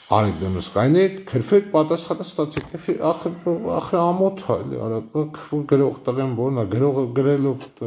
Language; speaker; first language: Armenian; native; Armenian